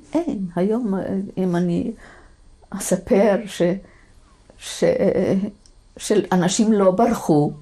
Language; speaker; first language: Hebrew; non-native, fluent; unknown